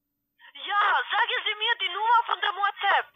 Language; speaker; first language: German; non-native, learner; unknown